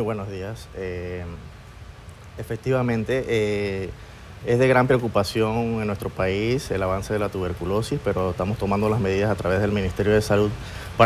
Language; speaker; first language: Spanish; native; Spanish